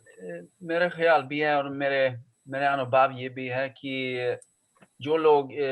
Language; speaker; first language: Hindi; non-native, learner; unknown